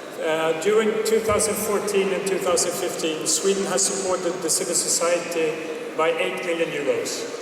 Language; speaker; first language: English; non-native, fluent; Swedish